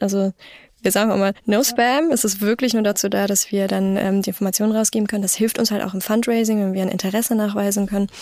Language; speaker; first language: German; native; German